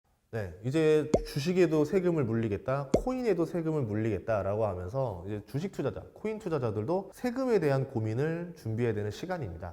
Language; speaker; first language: Korean; native; Korean